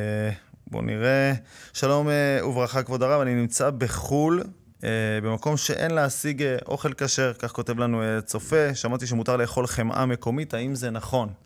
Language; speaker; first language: Hebrew; native; Hebrew